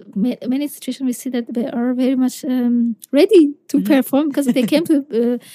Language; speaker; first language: English; non-native, fluent; Persian